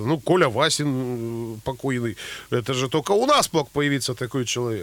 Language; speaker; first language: Russian; native; Russian